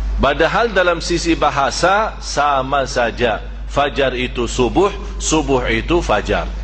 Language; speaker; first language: Malay; non-native, fluent; Arabic